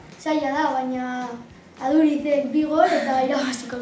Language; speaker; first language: Basque; non-native, local second language; Spanish